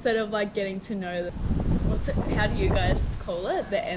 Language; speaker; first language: English; non-native, fluent; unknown